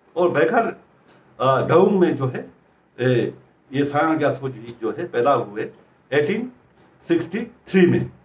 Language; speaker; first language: Hindi; native; Hindi